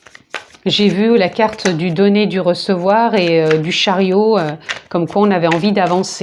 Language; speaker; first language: French; native; French